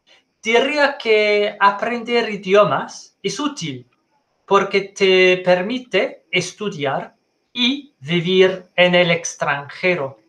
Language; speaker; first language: Spanish; non-native, learner; English